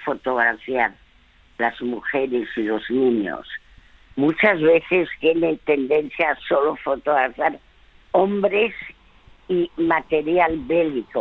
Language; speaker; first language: Spanish; early bilingual, other home language; French